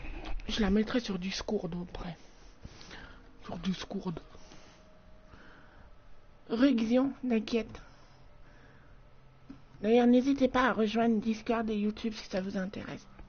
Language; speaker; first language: French; native; French